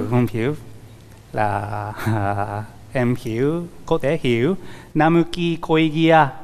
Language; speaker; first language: Vietnamese; non-native, learner; Japanese